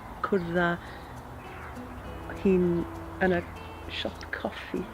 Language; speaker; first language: Welsh; non-native, learner; English